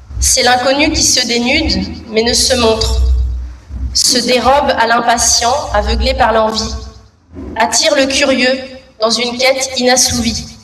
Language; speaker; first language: French; native; French